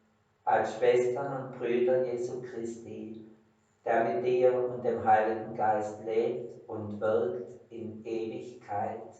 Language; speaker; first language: German; native; German